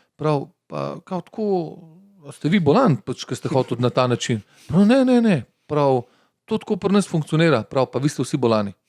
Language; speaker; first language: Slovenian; early bilingual, other home language; Bosnian